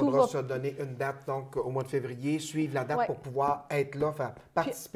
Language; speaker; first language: French; native; French